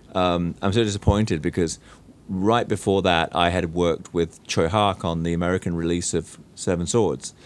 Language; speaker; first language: English; native; English